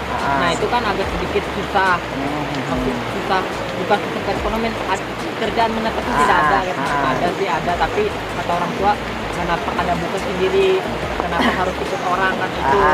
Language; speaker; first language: Indonesian; native; Indonesian